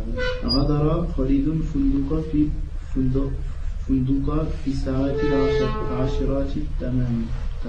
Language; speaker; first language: Arabic; non-native, learner; French